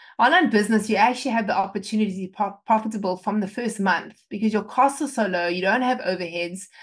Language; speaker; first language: English; native; English